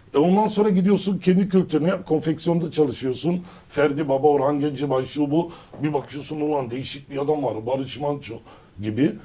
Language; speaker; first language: Turkish; early bilingual, heritage; Turkish